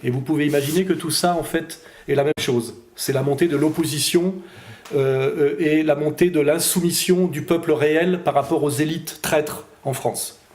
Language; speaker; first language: French; native; French